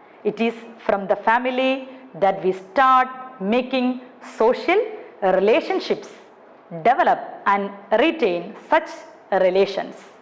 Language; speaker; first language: English; non-native, local second language; Malayalam